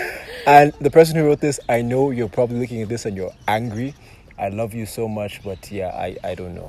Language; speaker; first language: English; non-native, local second language; Yoruba